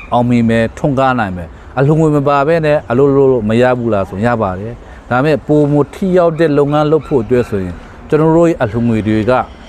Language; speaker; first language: Burmese; non-native, local second language; Hakha Chin